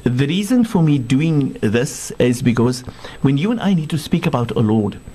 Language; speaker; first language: English; non-native, local second language; Afrikaans